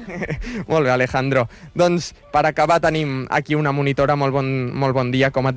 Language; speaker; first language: Catalan; native; Catalan